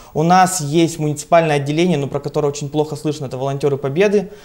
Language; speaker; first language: Russian; native; Russian